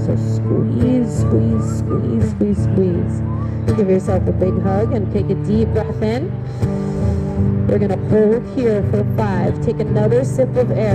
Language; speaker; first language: English; native; English